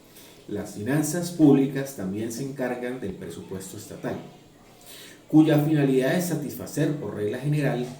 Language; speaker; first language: Spanish; native; Spanish